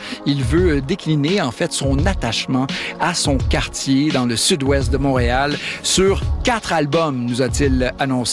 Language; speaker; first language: French; native; French